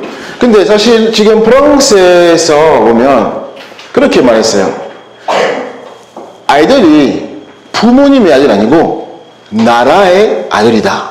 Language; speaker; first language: Korean; non-native, learner; French